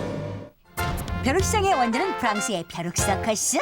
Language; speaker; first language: Korean; native; Korean